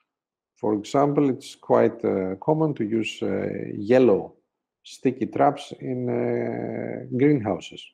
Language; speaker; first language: English; non-native, fluent; Greek